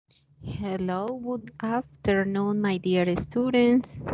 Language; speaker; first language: English; non-native, learner; Spanish